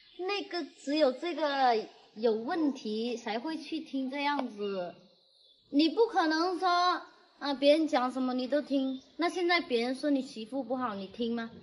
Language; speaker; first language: Chinese; non-native, fluent; Vietnamese